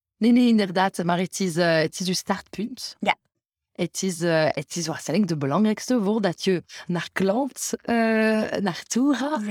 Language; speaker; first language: Dutch; non-native, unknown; French